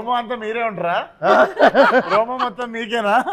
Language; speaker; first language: Telugu; native; Telugu